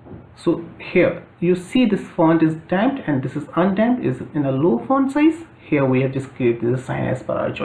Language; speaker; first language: English; non-native, local second language; Hindi